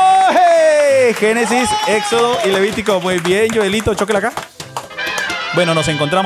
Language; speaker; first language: Spanish; native; Spanish